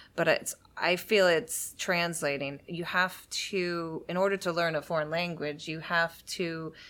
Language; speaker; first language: English; native; English